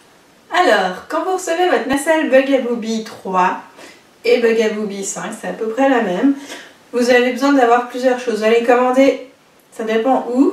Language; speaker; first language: French; native; French